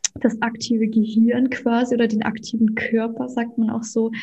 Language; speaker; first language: German; early bilingual, other home language; Russian